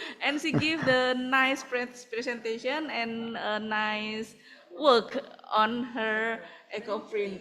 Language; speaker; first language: English; non-native, fluent; Indonesian